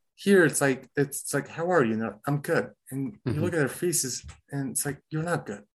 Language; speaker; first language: English; early bilingual, other home language; Romanian